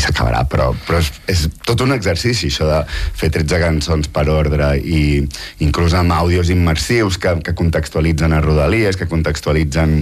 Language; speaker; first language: Catalan; native; Catalan